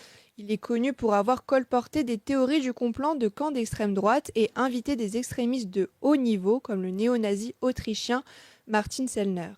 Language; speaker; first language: French; native; French